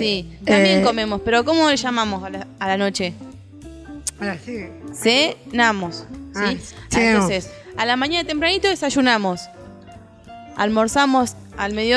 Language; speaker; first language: Spanish; native; Spanish